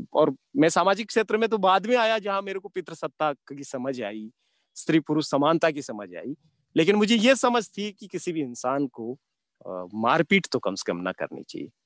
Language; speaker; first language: Hindi; native; Hindi